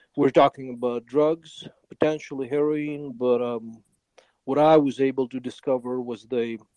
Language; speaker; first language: English; non-native, fluent; Ukrainian